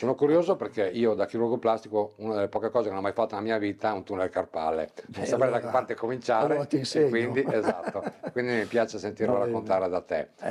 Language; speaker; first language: Italian; native; Italian